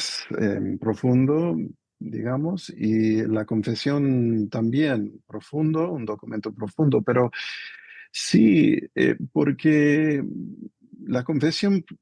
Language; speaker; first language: Spanish; non-native, fluent; English